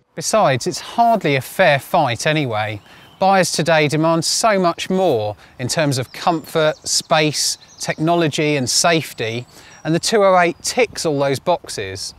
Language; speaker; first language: English; native; English